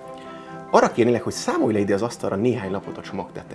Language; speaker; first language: Hungarian; native; Hungarian